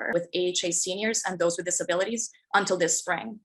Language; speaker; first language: English; early bilingual, other home language; Spanish